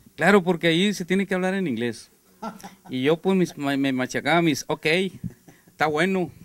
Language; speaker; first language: Spanish; native; Spanish